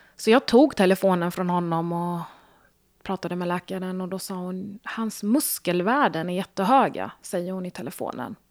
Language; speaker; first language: Swedish; early bilingual, other home language; Gujarati